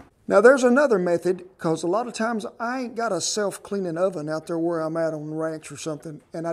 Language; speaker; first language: English; native; English